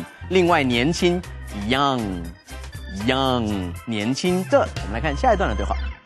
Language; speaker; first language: Chinese; native; Chinese